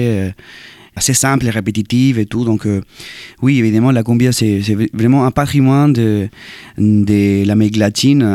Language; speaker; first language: French; non-native, fluent; Spanish